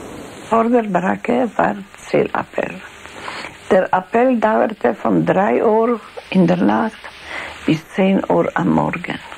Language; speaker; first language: German; non-native, fluent; Polish